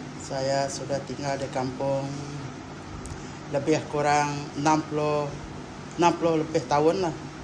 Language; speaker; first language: Malay; non-native, local second language; Iban